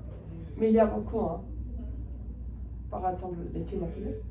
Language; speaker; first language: French; non-native, fluent; Spanish